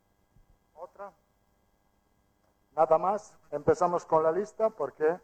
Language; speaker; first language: Portuguese; non-native, fluent; Italian